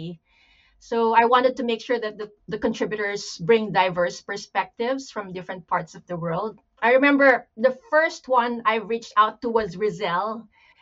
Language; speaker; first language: English; non-native, local second language; Pampanga